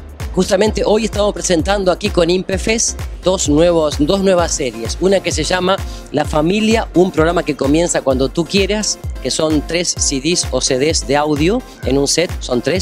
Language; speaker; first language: Spanish; native; Spanish